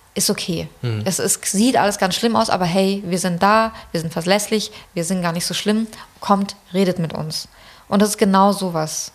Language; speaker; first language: German; early bilingual, other home language; Persian